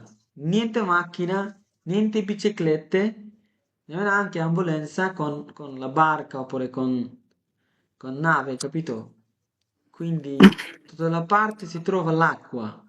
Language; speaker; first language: Italian; non-native, fluent; Bangla